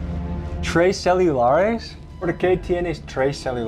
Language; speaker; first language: Spanish; non-native, learner; English